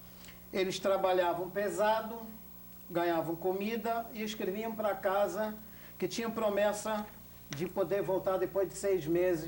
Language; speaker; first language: Portuguese; non-native, fluent; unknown